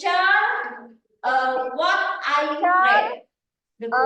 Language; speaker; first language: English; non-native, learner; Indonesian